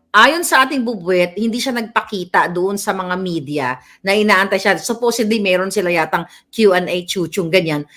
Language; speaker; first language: Filipino; native; Filipino